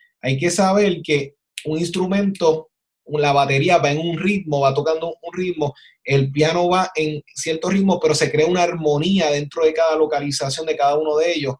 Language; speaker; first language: Spanish; native; Spanish